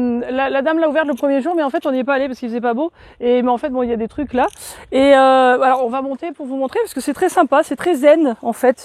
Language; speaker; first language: French; native; French